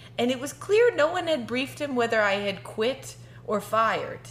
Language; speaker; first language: English; native; English